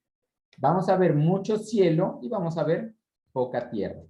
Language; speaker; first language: Spanish; native; Spanish